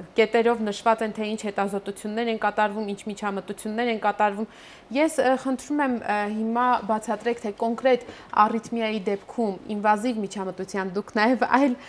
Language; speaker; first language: Armenian; native; Armenian